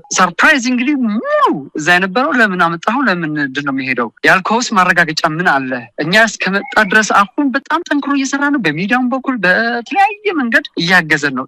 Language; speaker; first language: Amharic; non-native, local second language; Tigrinya